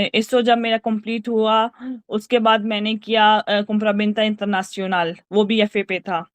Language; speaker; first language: Urdu; native; Urdu